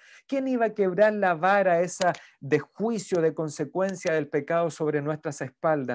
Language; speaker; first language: Spanish; native; Spanish